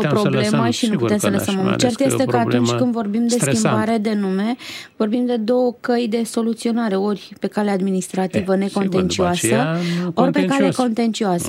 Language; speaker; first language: Romanian; native; Romanian